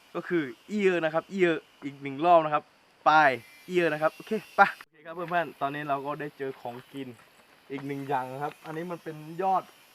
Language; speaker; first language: Thai; non-native, local second language; Akha